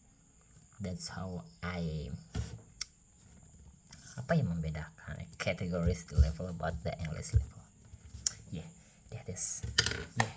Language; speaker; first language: English; non-native, learner; Indonesian